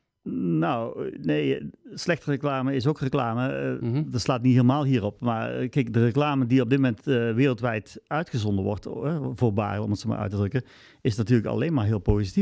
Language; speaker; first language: Dutch; native; Dutch